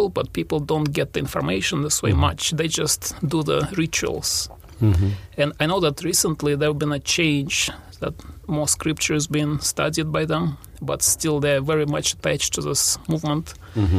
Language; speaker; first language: English; non-native, fluent; Russian